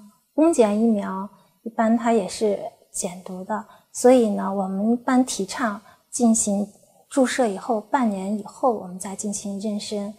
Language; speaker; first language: Chinese; native; Chinese